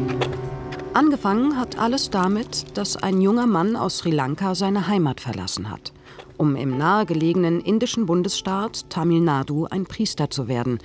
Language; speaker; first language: German; native; German